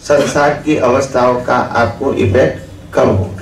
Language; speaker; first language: Hindi; non-native, local second language; Gujarati